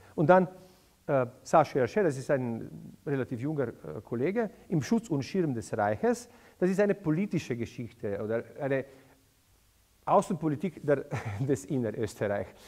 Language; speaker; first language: German; non-native, fluent; Slovenian